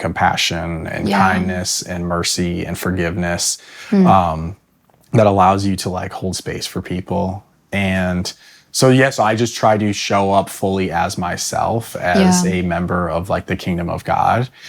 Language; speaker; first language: English; native; English